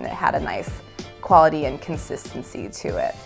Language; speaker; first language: English; native; English